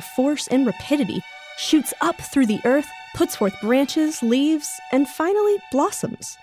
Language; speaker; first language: English; native; English